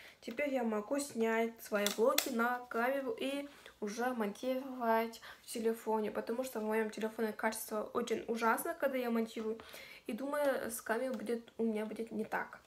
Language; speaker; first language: Russian; non-native, local second language; Kazakh